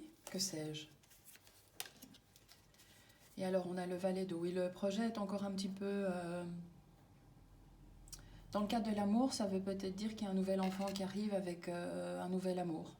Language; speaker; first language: French; native; French